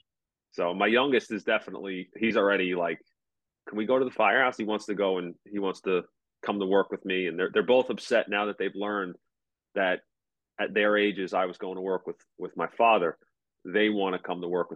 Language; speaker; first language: English; native; English